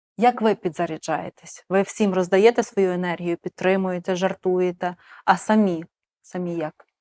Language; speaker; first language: Ukrainian; native; Ukrainian